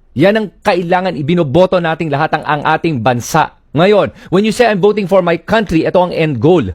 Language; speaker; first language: Filipino; native; Filipino